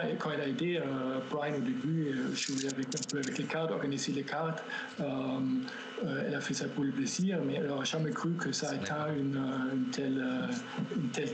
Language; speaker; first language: French; non-native, fluent; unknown